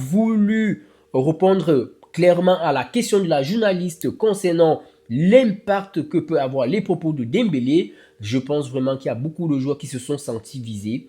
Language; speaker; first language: French; native; French